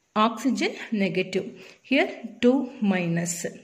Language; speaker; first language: English; non-native, local second language; Tamil